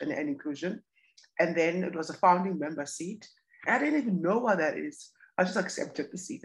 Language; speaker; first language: English; non-native, local second language; Xhosa